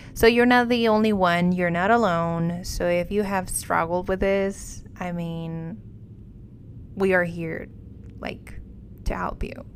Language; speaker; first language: English; non-native, fluent; Spanish